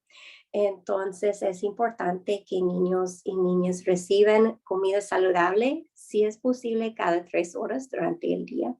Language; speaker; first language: Spanish; non-native, fluent; English